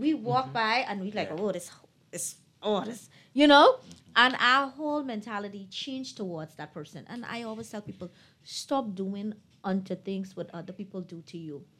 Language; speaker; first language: English; native; English